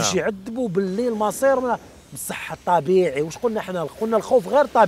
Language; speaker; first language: Arabic; native; Arabic